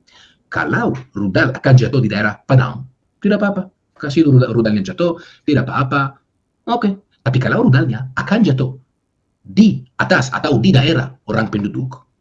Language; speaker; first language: Indonesian; non-native, fluent; Hebrew